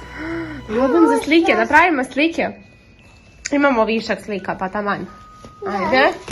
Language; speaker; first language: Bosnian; early bilingual, heritage; Serbian